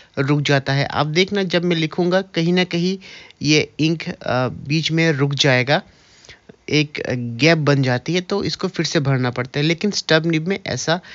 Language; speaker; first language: Hindi; native; Hindi